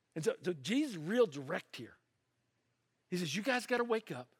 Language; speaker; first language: English; native; English